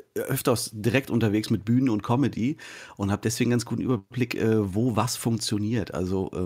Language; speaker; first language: German; native; German